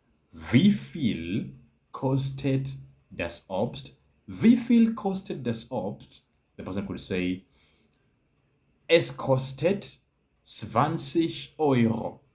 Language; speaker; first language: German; non-native, learner; English